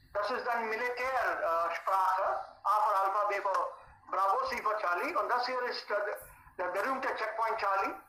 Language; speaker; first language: German; non-native, fluent; Hindi